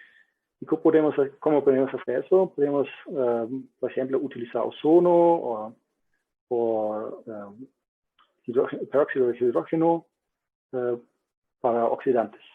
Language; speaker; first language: Spanish; non-native, learner; German